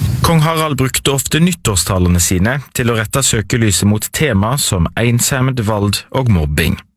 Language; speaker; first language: Norwegian; native; Norwegian